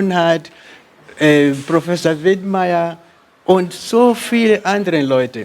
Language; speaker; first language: German; non-native, learner; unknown